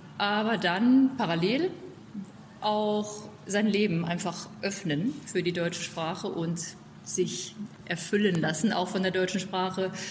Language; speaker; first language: German; native; German